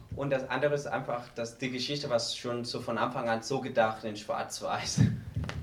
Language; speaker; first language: German; non-native, fluent; Spanish